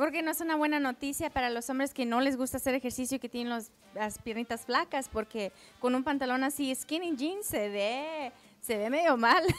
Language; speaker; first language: Spanish; native; Spanish